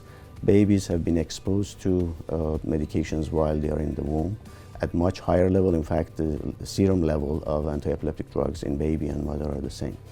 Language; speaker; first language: English; non-native, fluent; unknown